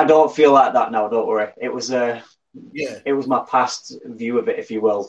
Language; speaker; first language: English; native; English